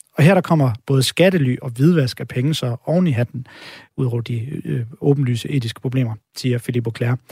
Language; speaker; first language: Danish; native; Danish